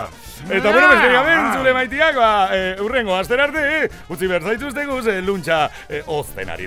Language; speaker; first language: Basque; native; Basque